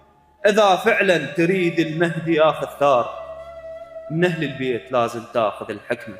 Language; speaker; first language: Arabic; native; Arabic